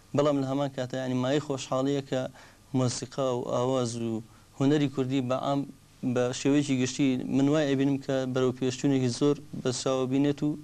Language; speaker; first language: Central Kurdish; native; Central Kurdish